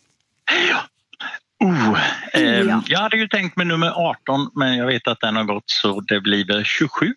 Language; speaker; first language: Swedish; native; Swedish